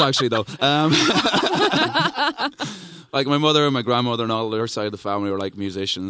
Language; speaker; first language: English; native; English